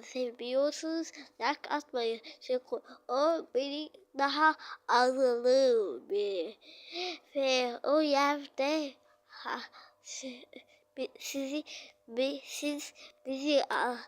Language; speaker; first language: Turkish; early bilingual, other home language; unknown